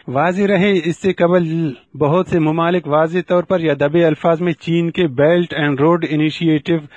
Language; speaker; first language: Urdu; non-native, local second language; Baluchi